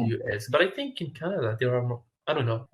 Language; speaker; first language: English; non-native, fluent; Arabic